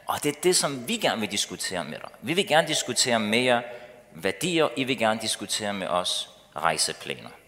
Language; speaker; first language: Danish; early bilingual, other home language; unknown